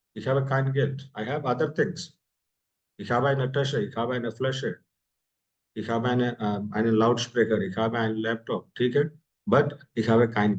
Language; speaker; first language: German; non-native, fluent; Hindi